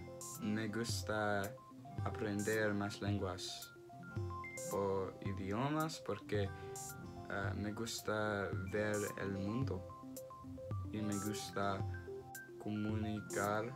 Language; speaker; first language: Spanish; non-native, learner; English